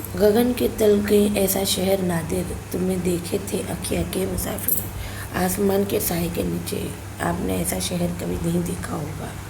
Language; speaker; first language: Urdu; native; Urdu